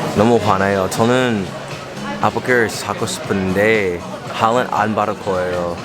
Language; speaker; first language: Korean; non-native, learner; English